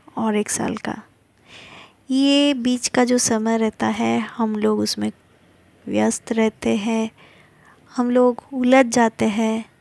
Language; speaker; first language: Hindi; non-native, local second language; Bangla